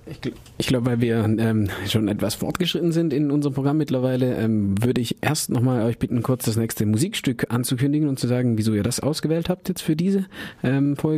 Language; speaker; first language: German; native; German